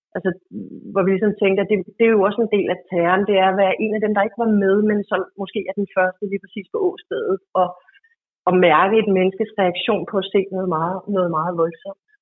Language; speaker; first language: Danish; native; Danish